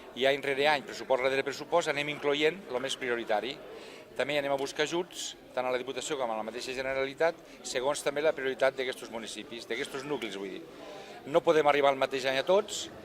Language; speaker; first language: Catalan; native; Catalan